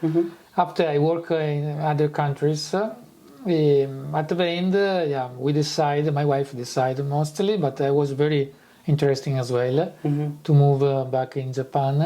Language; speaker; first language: English; non-native, fluent; Italian